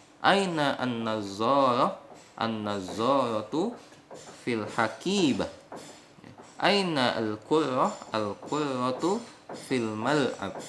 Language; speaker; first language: Arabic; non-native, fluent; Indonesian